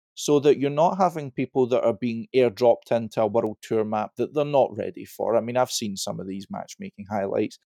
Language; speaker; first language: English; native; English